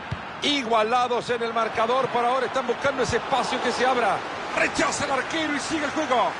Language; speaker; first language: Spanish; native; Spanish